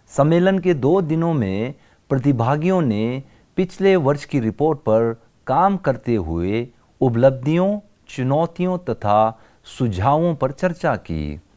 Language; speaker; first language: Hindi; non-native, local second language; Tibetan